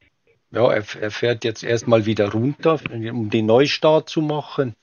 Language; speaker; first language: German; native; German